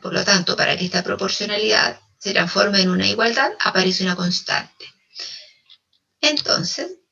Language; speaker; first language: Spanish; native; Spanish